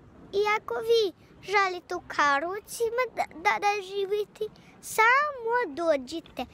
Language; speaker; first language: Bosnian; early bilingual, other home language; Russian